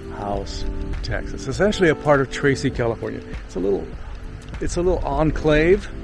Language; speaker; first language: English; native; English